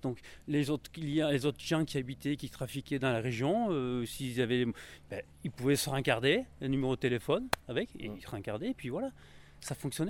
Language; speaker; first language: French; native; French